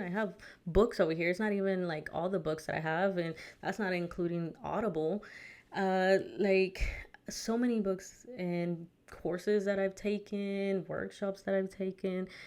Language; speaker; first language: English; early bilingual, other home language; Spanish